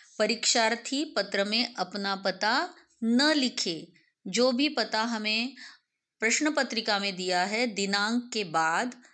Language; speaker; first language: Hindi; non-native, local second language; Marathi